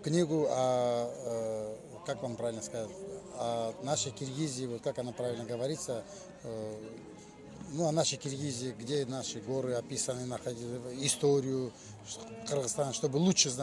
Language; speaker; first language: Russian; non-native, local second language; Kyrgyz